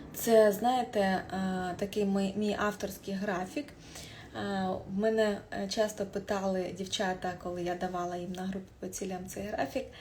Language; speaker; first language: Ukrainian; non-native, local second language; Russian